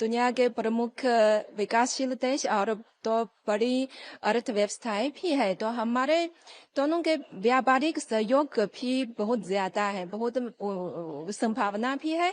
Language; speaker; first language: Hindi; non-native, fluent; Chinese